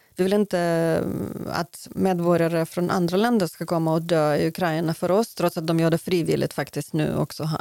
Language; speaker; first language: Swedish; non-native, fluent; Ukrainian